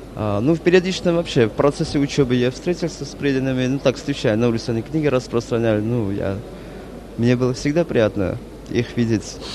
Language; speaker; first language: Russian; non-native, local second language; Armenian